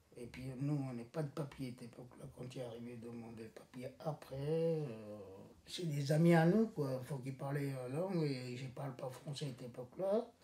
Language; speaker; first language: French; non-native, learner; Tamil